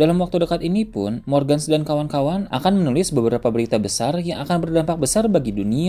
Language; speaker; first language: Indonesian; native; Indonesian